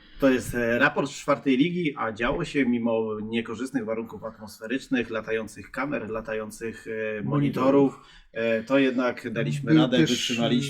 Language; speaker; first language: Polish; native; Polish